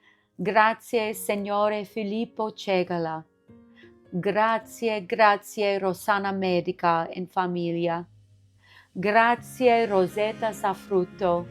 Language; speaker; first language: Italian; non-native, learner; English